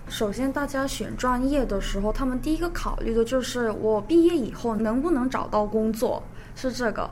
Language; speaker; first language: Chinese; early bilingual, other home language; Korean